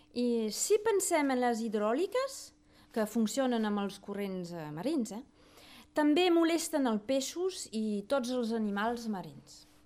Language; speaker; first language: Catalan; native; Catalan